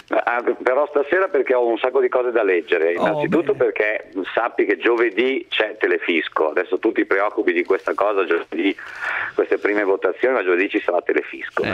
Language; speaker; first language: Italian; native; Italian